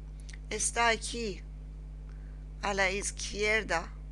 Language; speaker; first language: Spanish; non-native, learner; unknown